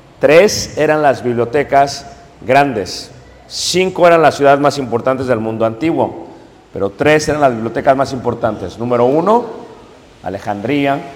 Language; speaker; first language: Spanish; native; Spanish